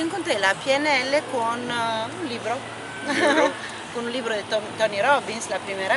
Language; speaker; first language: Spanish; non-native, fluent; Italian